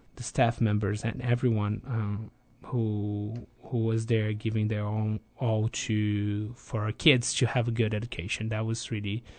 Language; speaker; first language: English; non-native, fluent; Portuguese